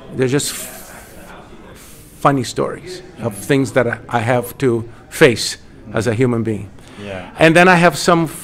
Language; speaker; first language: English; non-native, fluent; Portuguese